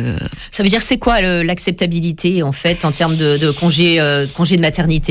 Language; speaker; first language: French; native; French